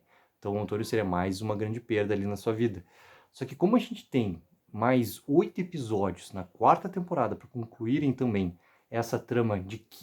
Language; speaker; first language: Portuguese; native; Portuguese